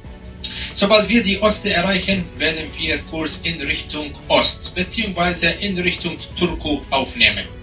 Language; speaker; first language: German; non-native, fluent; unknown